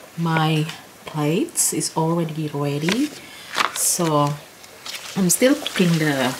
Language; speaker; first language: English; non-native, fluent; Indonesian